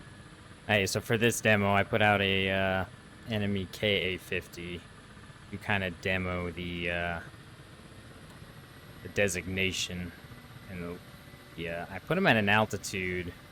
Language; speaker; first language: English; native; English